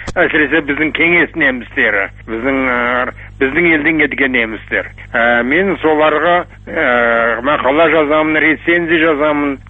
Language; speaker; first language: Kazakh; non-native, local second language; German